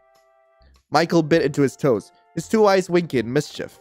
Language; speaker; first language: English; native; English